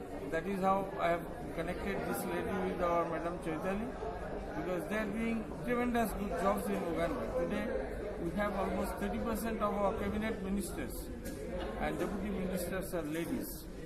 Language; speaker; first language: English; non-native, local second language; Bangla